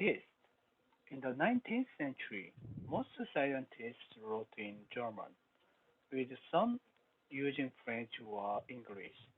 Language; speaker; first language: English; non-native, learner; Korean